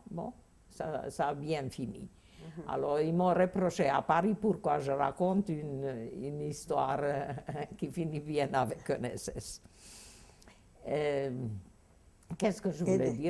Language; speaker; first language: French; non-native, fluent; Hungarian